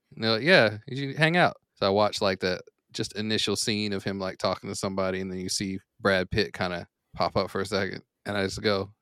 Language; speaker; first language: English; native; English